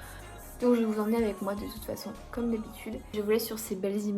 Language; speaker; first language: French; native; French